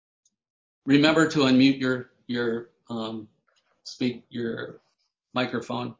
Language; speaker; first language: English; native; English